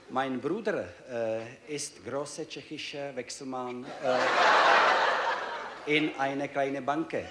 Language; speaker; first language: German; non-native, learner; Czech